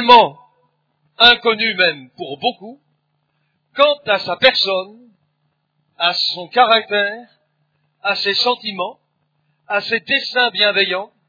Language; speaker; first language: French; native; French